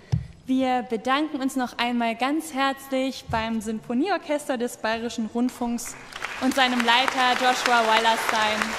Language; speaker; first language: German; native; German